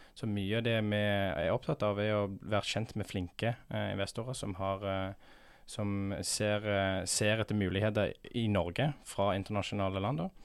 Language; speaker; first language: Norwegian; early bilingual, heritage; English